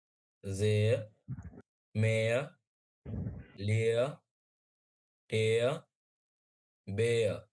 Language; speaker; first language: German; non-native, learner; Bangla